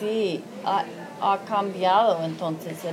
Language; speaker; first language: Spanish; non-native, fluent; English